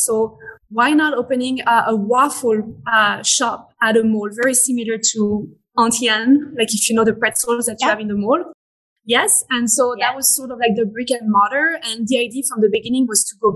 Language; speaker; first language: English; non-native, fluent; French